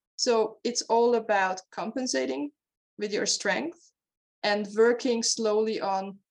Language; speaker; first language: English; non-native, fluent; Hungarian